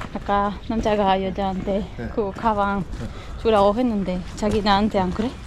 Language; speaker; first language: Korean; non-native, learner; Spanish